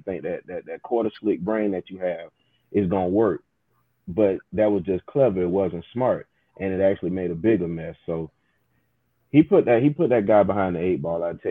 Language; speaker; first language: English; native; English